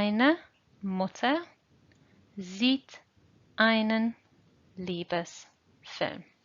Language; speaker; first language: German; non-native, fluent; English